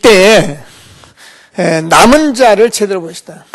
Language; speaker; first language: Korean; native; Korean